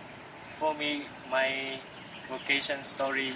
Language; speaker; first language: English; non-native, fluent; Vietnamese